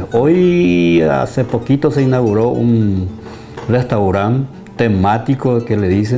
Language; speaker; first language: Spanish; native; Spanish